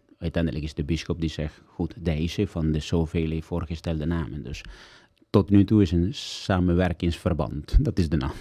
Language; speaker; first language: Dutch; non-native, fluent; Italian